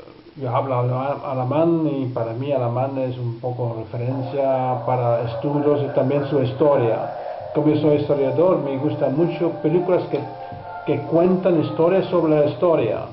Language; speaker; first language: Spanish; non-native, fluent; Dutch